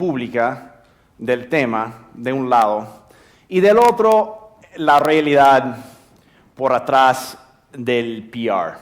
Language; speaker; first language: Spanish; non-native, fluent; English